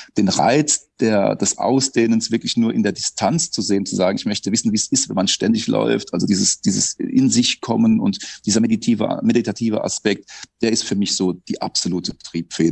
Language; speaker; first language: German; native; German